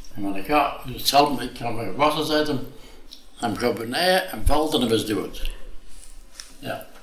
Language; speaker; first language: Dutch; native; Dutch